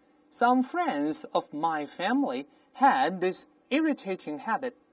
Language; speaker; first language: English; non-native, fluent; Chinese